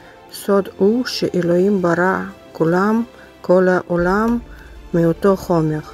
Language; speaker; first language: Hebrew; non-native, learner; Russian